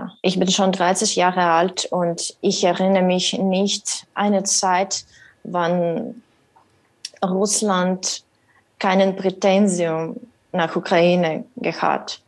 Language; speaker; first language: German; non-native, learner; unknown